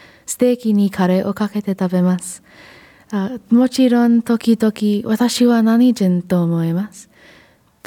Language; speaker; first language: Japanese; non-native, learner; English